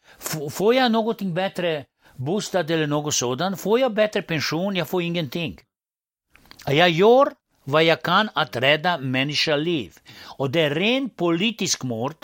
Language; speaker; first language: Swedish; non-native, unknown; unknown